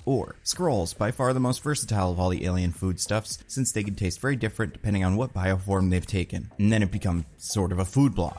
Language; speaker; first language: English; native; English